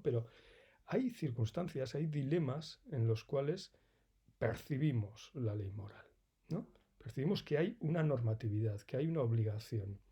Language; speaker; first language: Spanish; native; Spanish